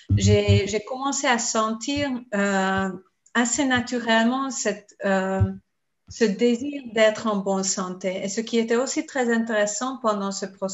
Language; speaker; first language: French; non-native, fluent; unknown